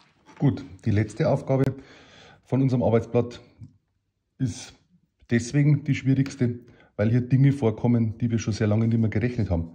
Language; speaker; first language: German; native; German